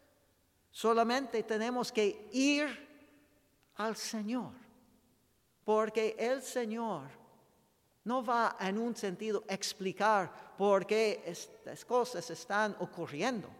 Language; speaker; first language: Spanish; non-native, fluent; English